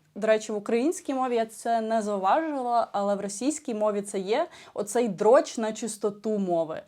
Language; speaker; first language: Ukrainian; non-native, local second language; Russian